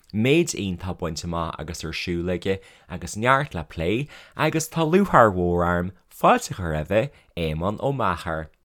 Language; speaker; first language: Irish; native; Irish